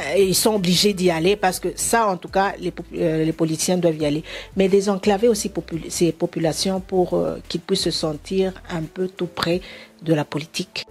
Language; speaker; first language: French; non-native, local second language; Bemba